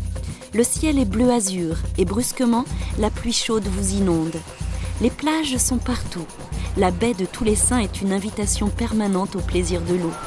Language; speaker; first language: French; native; French